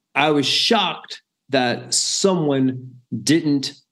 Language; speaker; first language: English; native; English